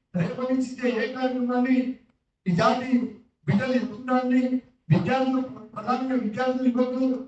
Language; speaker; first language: Telugu; non-native, local second language; Lambadi